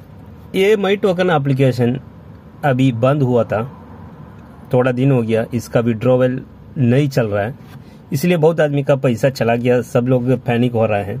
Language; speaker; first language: Hindi; non-native, local second language; Malayalam